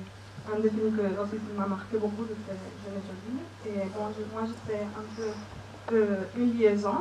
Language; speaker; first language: French; non-native, fluent; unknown